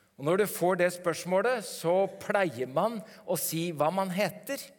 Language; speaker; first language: Norwegian; native; Norwegian